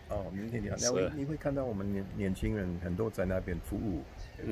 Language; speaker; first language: Chinese; non-native, fluent; English